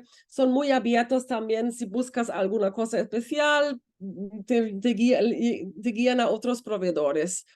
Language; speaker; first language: Spanish; non-native, fluent; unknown